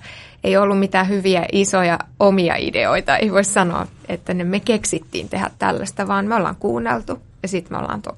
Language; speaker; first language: Finnish; native; Finnish